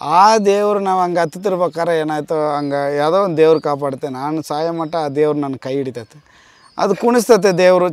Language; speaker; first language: Kannada; non-native, local second language; Tamil